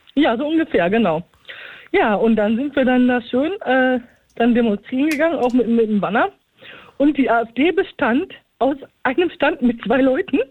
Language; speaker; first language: German; native; German